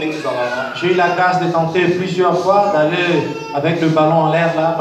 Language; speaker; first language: French; non-native, local second language; Lingala